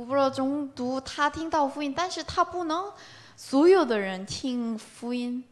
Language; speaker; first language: Chinese; non-native, learner; Korean